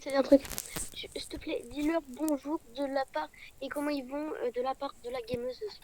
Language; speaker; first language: French; native; French